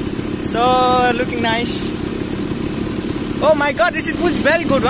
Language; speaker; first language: English; non-native, learner; Nepali